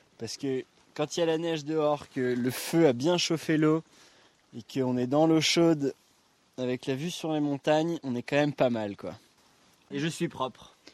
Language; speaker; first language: French; native; French